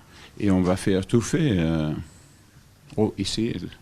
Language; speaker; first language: French; non-native, fluent; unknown